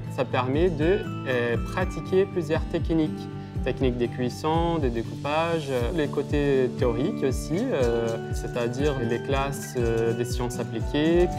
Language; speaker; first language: French; non-native, fluent; Portuguese